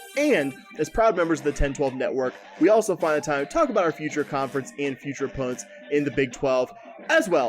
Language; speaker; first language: English; native; English